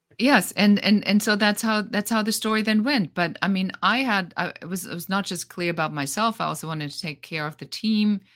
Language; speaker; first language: English; non-native, fluent; German